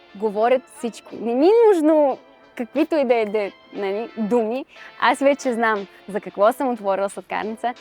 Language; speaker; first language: Bulgarian; non-native, fluent; Russian